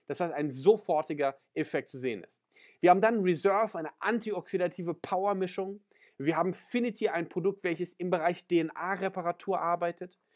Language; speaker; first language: German; native; German